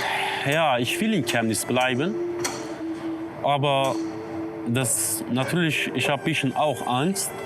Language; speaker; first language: German; non-native, learner; Kurdish